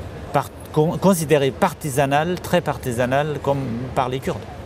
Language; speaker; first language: French; non-native, fluent; Kurdish